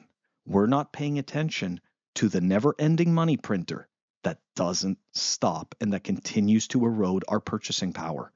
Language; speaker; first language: English; native; English